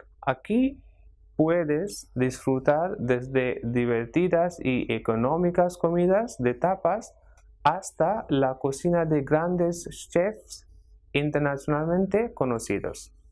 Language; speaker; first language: Spanish; non-native, fluent; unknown